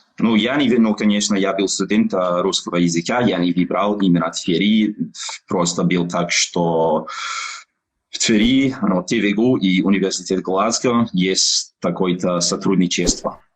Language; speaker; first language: Russian; non-native, learner; English